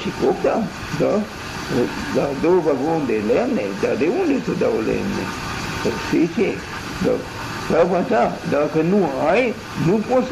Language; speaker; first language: Romanian; non-native, local second language; German